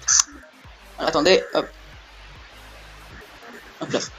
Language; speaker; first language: French; native; French